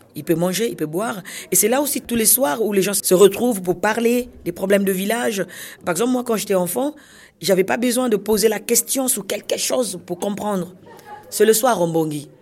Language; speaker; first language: French; non-native, local second language; Kongo